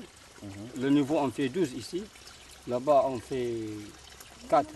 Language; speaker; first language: French; non-native, local second language; Arabic